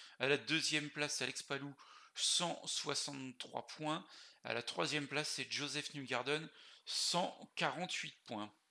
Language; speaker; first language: French; native; French